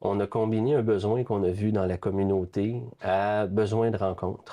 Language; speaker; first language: French; native; French